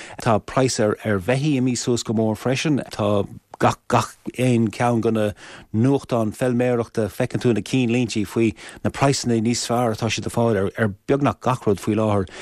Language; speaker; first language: Irish; native; Irish